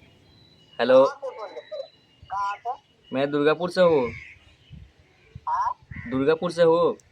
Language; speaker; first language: Hindi; non-native, local second language; Bangla